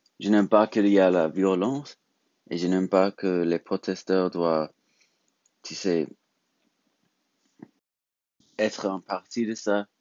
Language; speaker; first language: French; non-native, learner; English